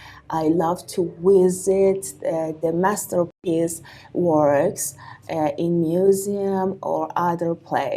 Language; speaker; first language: English; non-native, learner; Persian